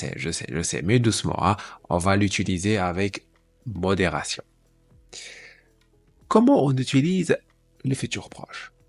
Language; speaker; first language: French; non-native, fluent; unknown